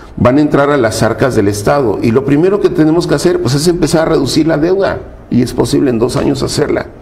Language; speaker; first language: Spanish; native; Spanish